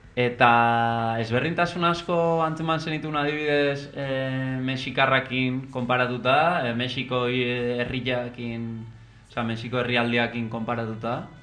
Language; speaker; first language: Basque; native; Basque